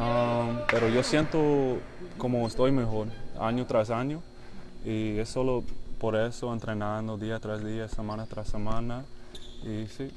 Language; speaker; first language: Spanish; non-native, learner; English